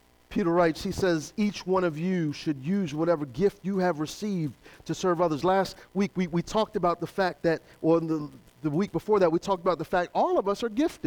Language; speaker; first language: English; native; English